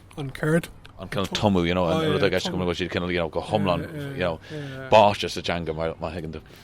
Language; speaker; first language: Irish; non-native, local second language; English